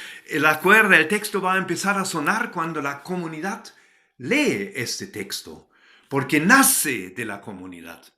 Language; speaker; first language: Spanish; non-native, fluent; German